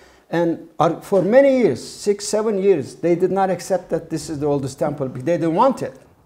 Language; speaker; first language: English; non-native, fluent; Turkish